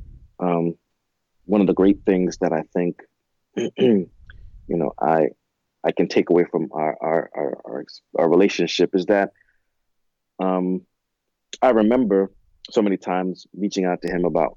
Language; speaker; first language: English; native; English